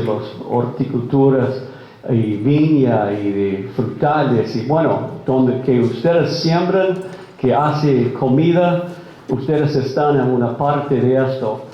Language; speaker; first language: Spanish; non-native, fluent; English